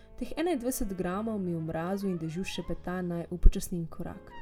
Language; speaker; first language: Slovenian; native; Slovenian